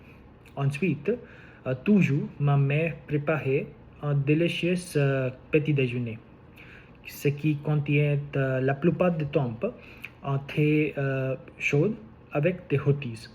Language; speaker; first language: French; non-native, learner; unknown